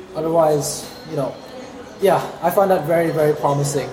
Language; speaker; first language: English; native; English